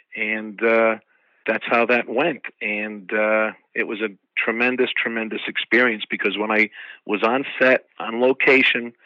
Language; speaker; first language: English; native; English